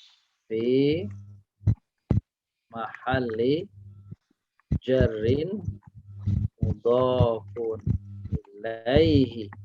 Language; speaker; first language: Arabic; non-native, fluent; Indonesian